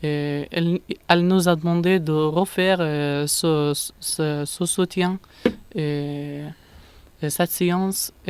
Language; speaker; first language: French; non-native, learner; Arabic